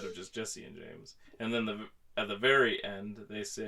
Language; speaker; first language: English; native; English